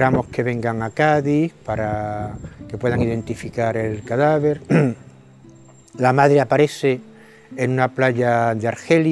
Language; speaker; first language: Spanish; native; Spanish